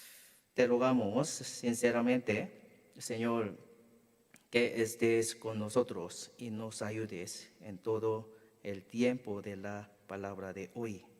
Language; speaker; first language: Spanish; non-native, learner; Korean